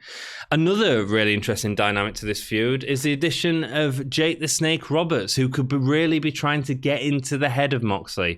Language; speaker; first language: English; native; English